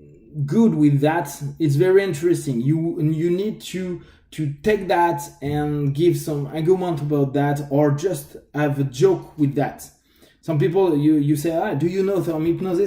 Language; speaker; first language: English; non-native, fluent; French